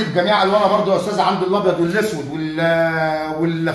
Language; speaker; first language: Arabic; native; Arabic